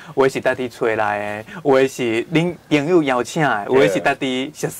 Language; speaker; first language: Chinese; native; Chinese